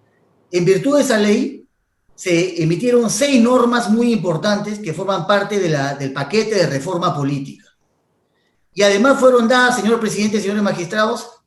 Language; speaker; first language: Spanish; native; Spanish